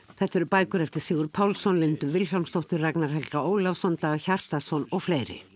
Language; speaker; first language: Icelandic; native; Icelandic